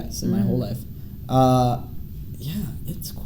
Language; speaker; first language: English; native; English